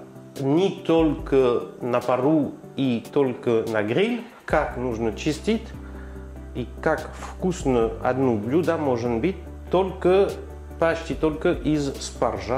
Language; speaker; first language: Russian; non-native, learner; French